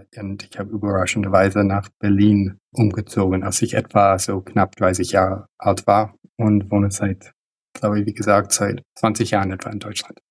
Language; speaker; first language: German; early bilingual, heritage; English